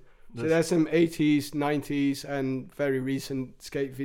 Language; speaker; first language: English; native; English